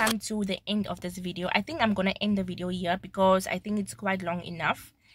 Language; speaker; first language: English; non-native, local second language; Afrikaans